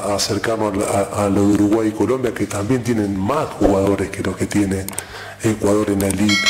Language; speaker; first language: Spanish; native; Spanish